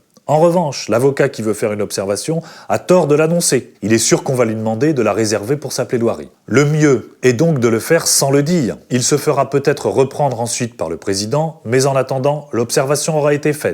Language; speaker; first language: French; native; French